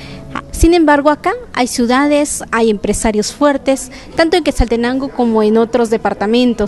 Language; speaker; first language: Spanish; native; Spanish